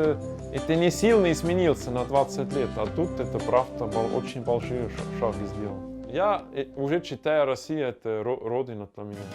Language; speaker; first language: Russian; non-native, learner; German